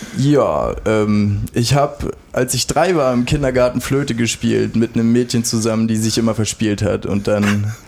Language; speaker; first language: German; native; German